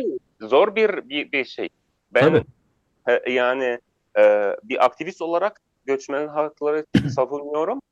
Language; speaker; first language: Turkish; non-native, fluent; Arabic